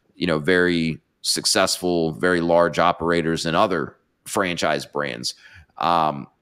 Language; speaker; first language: English; native; English